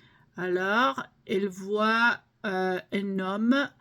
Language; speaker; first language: French; non-native, fluent; English